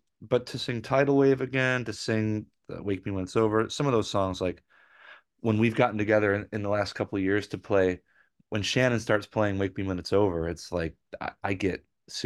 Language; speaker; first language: English; native; English